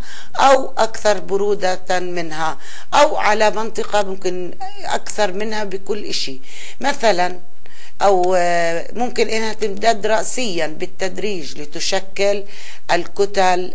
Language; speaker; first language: Arabic; native; Arabic